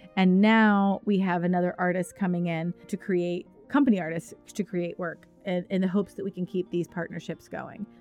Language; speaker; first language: English; native; English